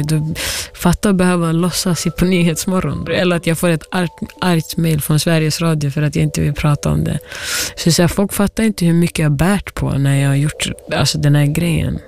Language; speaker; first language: Swedish; native; Swedish